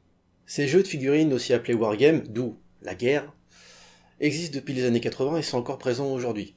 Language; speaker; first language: French; native; French